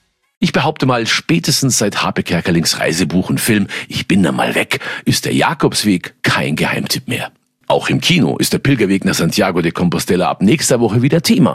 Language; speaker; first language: German; native; German